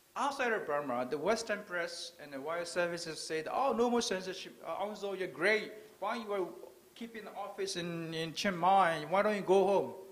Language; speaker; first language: English; non-native, fluent; Burmese